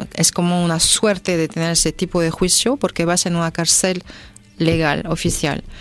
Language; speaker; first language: Spanish; non-native, fluent; French